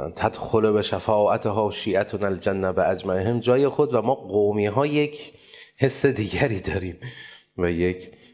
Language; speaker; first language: Persian; native; Persian